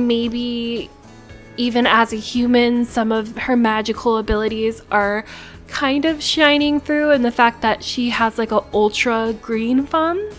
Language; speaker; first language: English; native; English